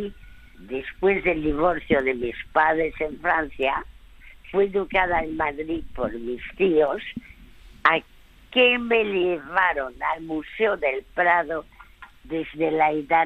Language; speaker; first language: Spanish; early bilingual, other home language; French